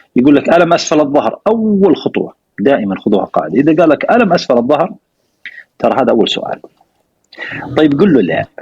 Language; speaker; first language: Arabic; native; Arabic